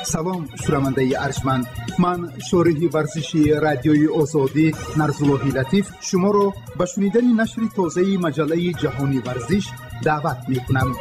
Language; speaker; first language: Persian; native; Persian